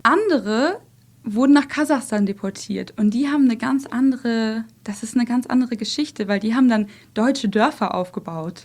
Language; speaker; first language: German; early bilingual, other home language; Russian